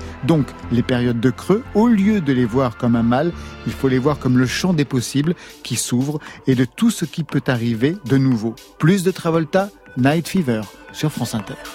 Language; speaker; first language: French; native; French